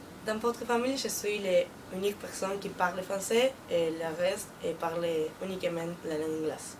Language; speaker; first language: French; non-native, learner; Spanish